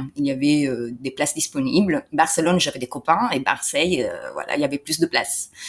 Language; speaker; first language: French; non-native, fluent; Italian